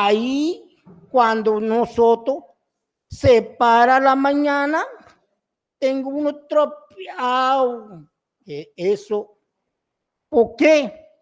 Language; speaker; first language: Spanish; non-native, local second language; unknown